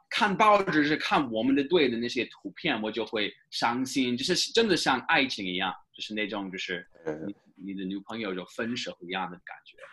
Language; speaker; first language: Chinese; non-native, fluent; English